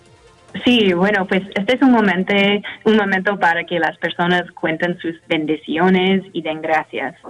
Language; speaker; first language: Spanish; non-native, fluent; English